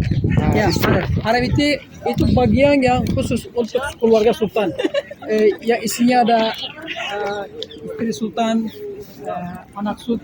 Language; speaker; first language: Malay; non-native, fluent; Turkish